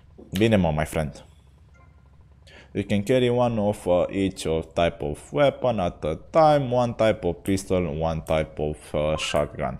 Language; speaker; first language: English; non-native, learner; Romanian